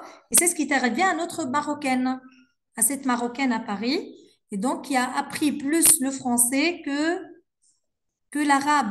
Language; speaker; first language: French; non-native, local second language; Arabic